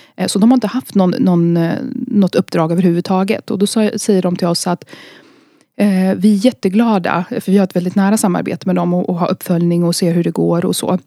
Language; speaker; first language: Swedish; early bilingual, other home language; Arabic